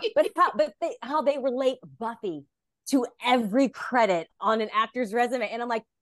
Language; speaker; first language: English; native; English